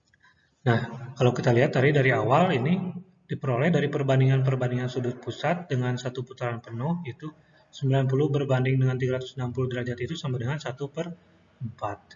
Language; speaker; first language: Indonesian; native; Indonesian